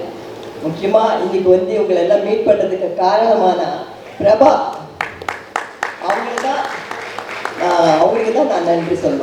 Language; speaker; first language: Tamil; non-native, local second language; Telugu